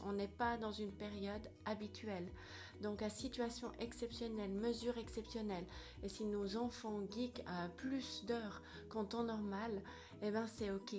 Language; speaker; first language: French; native; French